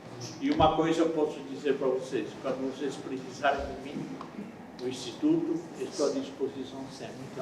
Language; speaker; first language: Portuguese; non-native, fluent; Spanish